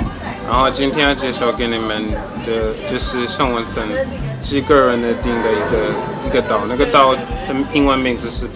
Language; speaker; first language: Chinese; non-native, fluent; English